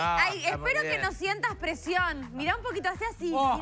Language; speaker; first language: Spanish; native; Spanish